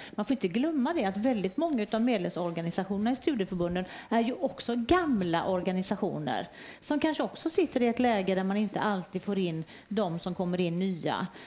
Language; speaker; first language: Swedish; native; Swedish